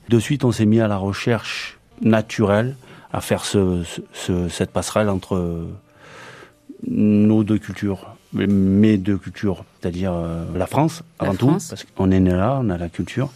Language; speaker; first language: French; early bilingual, other home language; Arabic